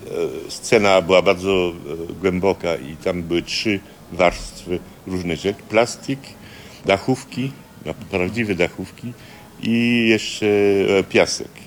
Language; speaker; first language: Polish; early bilingual, heritage; Polish